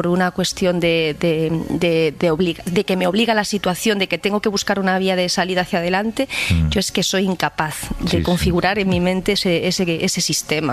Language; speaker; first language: Spanish; native; Spanish